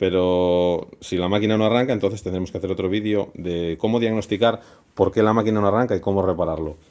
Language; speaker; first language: Spanish; native; Spanish